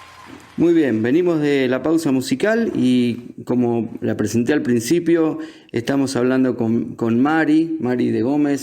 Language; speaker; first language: Spanish; native; Spanish